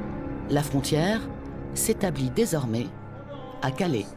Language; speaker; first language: French; native; French